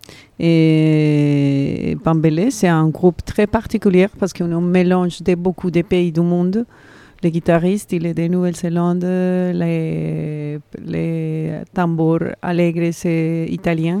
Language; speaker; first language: French; non-native, fluent; Spanish